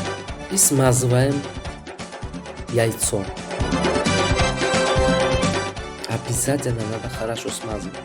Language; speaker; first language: Russian; non-native, fluent; Georgian